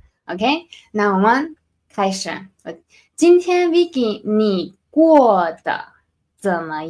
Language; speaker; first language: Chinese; non-native, fluent; Spanish